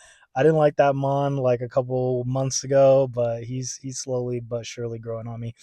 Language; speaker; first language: English; native; English